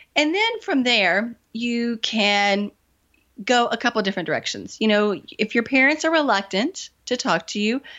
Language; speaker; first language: English; native; English